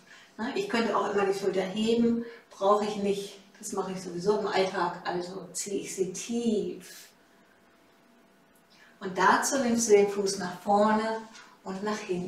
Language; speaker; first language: German; native; German